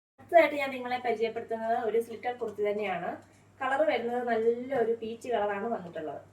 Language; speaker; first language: Malayalam; native; Malayalam